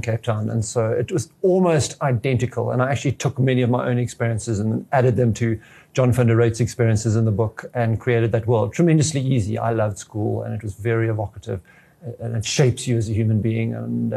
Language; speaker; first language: English; native; English